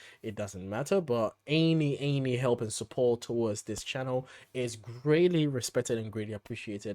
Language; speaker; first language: English; native; English